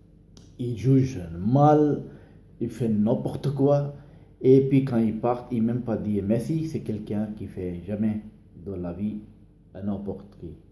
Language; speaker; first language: French; non-native, learner; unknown